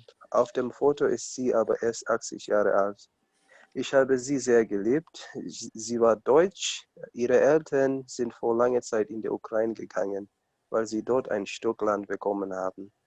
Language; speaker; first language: German; non-native, learner; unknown